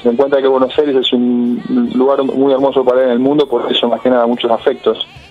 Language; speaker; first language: Spanish; native; Spanish